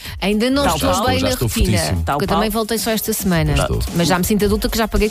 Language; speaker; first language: Portuguese; native; Portuguese